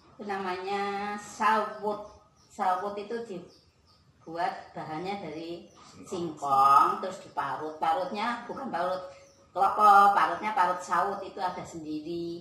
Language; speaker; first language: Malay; non-native, local second language; Javanese